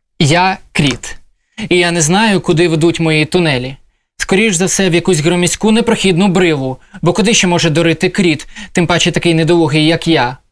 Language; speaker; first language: Ukrainian; non-native, local second language; Russian